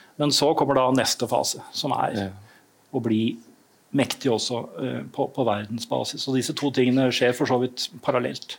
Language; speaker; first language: Norwegian; native; Norwegian